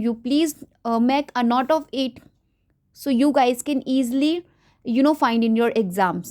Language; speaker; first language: English; non-native, local second language; Hindi